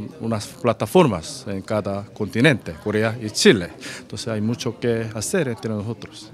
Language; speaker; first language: Spanish; non-native, fluent; Korean